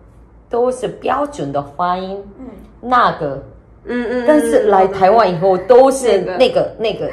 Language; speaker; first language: Chinese; non-native, learner; Korean